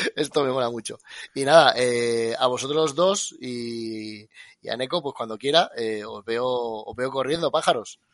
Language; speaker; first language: Spanish; native; Spanish